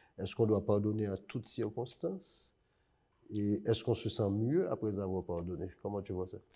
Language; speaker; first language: French; non-native, local second language; Haitian Creole